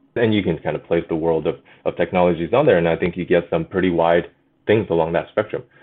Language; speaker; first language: English; early bilingual, other home language; Chinese